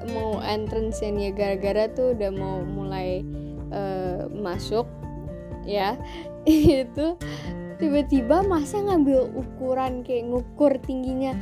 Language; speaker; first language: Indonesian; early bilingual, heritage; Indonesian